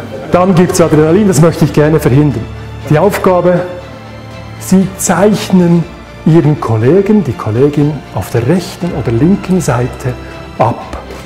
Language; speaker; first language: German; native; German